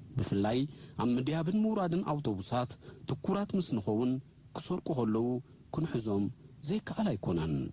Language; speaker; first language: Tigrinya; native; Tigrinya